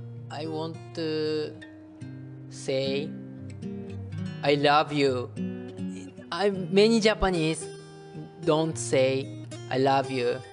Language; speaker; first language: English; non-native, learner; Japanese